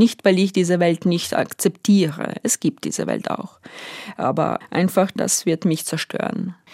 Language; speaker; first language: German; non-native, fluent; Ukrainian